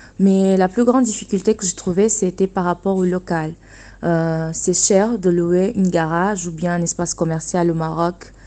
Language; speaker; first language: French; non-native, fluent; Portuguese